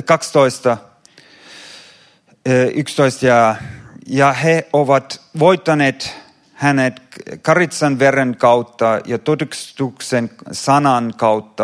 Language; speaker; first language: Finnish; non-native, fluent; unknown